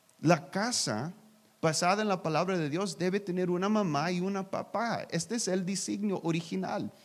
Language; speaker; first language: Spanish; non-native, learner; English